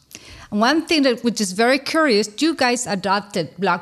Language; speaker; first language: English; non-native, fluent; Spanish